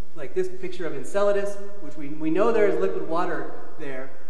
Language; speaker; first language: English; native; English